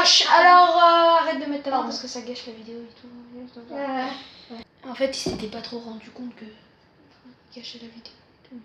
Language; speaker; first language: French; native; French